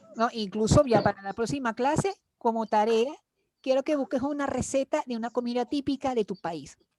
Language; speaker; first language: Spanish; native; Spanish